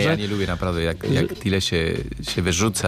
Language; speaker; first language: Polish; non-native, learner; Spanish